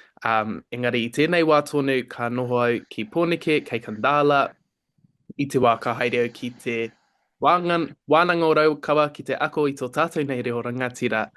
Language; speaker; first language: Māori; non-native, local second language; English